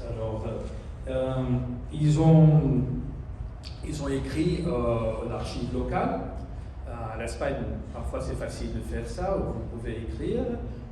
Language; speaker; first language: French; non-native, learner; Spanish